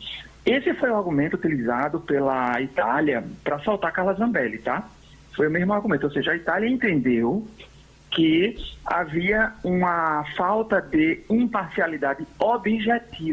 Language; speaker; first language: Portuguese; native; Portuguese